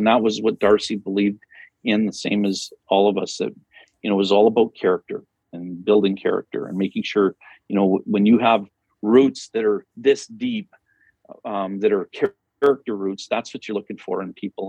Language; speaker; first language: English; native; English